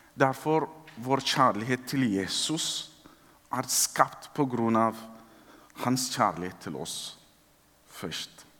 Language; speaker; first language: Norwegian; non-native, fluent; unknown